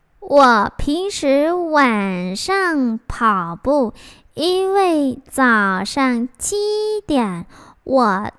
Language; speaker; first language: Chinese; non-native, fluent; Vietnamese